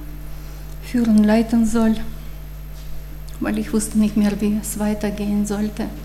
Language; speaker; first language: German; non-native, learner; Russian